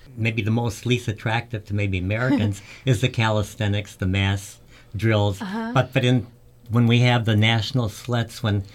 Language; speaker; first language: English; early bilingual, other home language; Czech